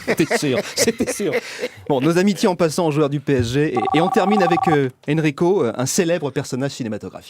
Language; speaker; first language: French; native; French